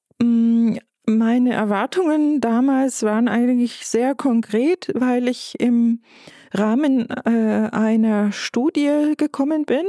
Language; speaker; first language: German; non-native, fluent; Turkish